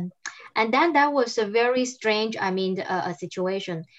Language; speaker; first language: English; non-native, fluent; Cantonese